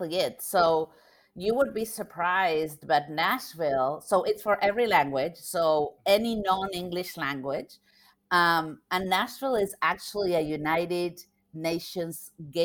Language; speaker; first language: English; non-native, fluent; Spanish